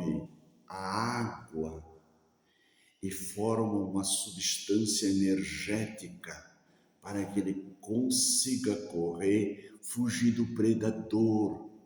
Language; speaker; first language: Portuguese; native; Portuguese